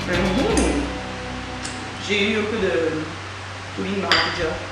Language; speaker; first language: French; native; French